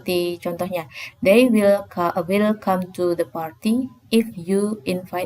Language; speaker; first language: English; non-native, fluent; Indonesian